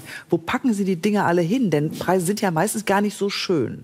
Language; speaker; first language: German; native; German